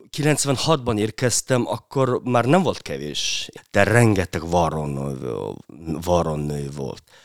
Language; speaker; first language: Hungarian; non-native, fluent; Mongolian